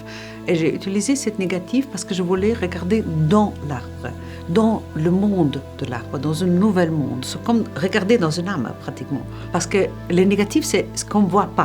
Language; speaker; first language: French; non-native, fluent; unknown